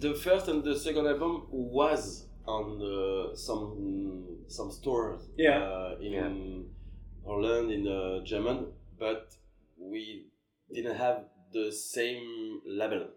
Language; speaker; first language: English; non-native, learner; French